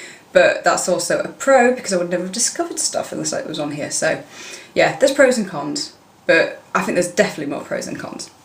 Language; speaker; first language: English; native; English